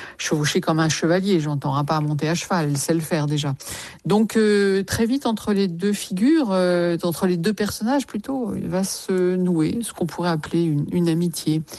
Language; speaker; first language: French; native; French